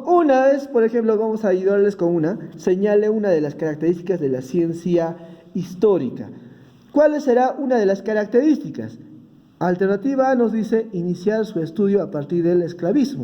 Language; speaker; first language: Spanish; native; Spanish